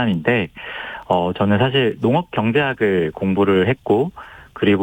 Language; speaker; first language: Korean; native; Korean